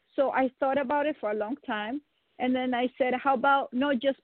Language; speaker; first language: English; non-native, fluent; Dutch